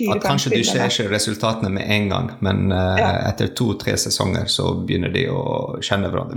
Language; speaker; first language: Norwegian; non-native, learner; French